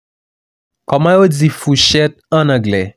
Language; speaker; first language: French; non-native, local second language; Haitian Creole